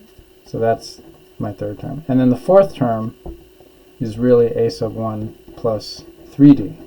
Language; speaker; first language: English; native; English